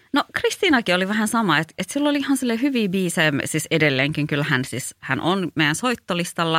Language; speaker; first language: Finnish; early bilingual, other home language; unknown